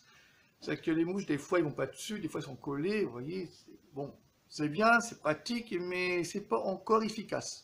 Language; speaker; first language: French; native; French